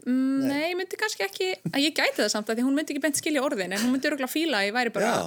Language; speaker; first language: Icelandic; native; Icelandic